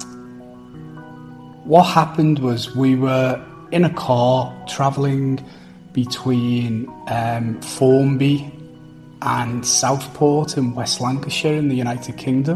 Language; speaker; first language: English; native; English